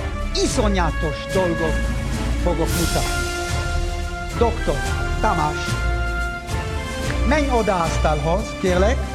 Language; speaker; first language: Hungarian; early bilingual, heritage; Hebrew